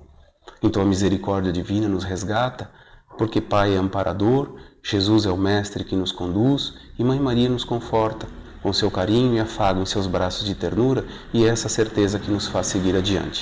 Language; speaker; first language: Portuguese; native; Portuguese